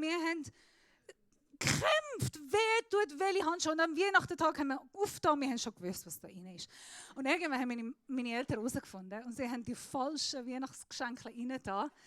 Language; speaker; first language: German; non-native, fluent; Persian